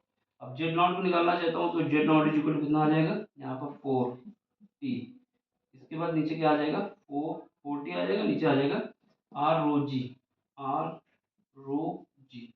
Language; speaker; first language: Hindi; native; Hindi